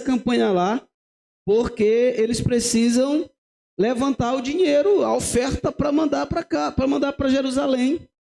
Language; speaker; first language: Portuguese; native; Portuguese